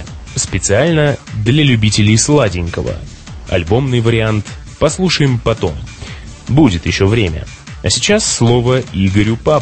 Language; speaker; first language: Russian; native; Russian